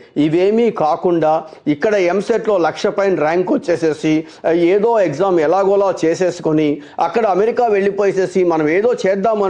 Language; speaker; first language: Telugu; native; Telugu